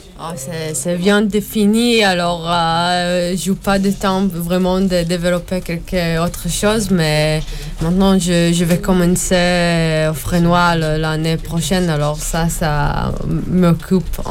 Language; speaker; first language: French; non-native, learner; Hebrew